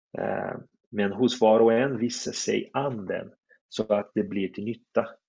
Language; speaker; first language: Swedish; non-native, fluent; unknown